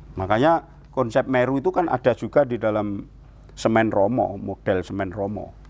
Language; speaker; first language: Indonesian; non-native, local second language; Javanese